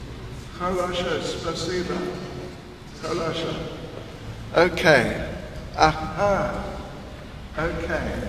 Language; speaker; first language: Russian; non-native, learner; English